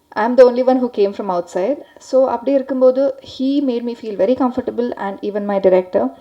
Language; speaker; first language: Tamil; non-native, learner; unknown